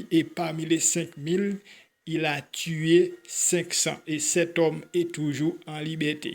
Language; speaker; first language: French; non-native, local second language; Haitian Creole